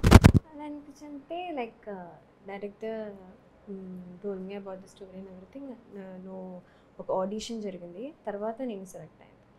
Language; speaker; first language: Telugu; non-native, learner; Malayalam